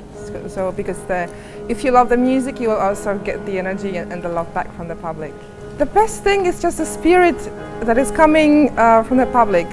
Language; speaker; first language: English; non-native, fluent; Polish